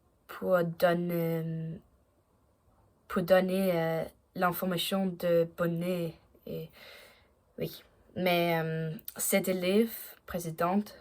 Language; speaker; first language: French; non-native, learner; Danish